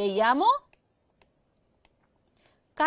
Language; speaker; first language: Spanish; non-native, fluent; Korean